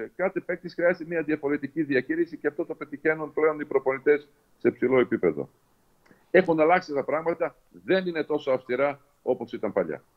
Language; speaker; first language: Greek; non-native, fluent; Serbian